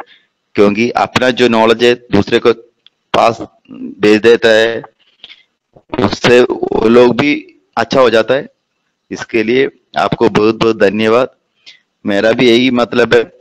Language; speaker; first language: Hindi; non-native, local second language; Malayalam